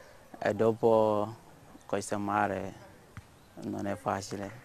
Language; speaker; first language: Italian; non-native, learner; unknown